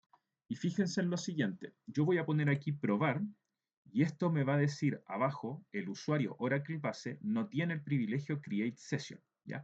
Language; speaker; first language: Spanish; native; Spanish